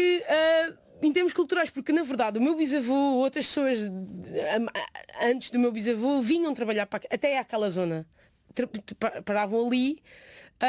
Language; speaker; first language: Portuguese; native; Portuguese